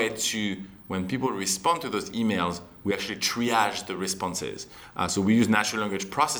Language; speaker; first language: English; non-native, fluent; French